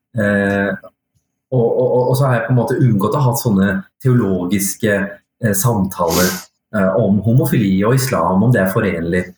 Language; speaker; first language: Norwegian; early bilingual, other home language; Urdu